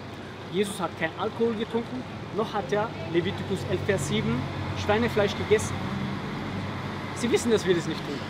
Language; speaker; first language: German; early bilingual, other home language; Bosnian